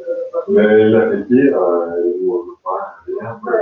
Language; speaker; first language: French; non-native, learner; Russian